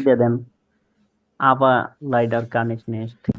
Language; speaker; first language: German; non-native, learner; Bangla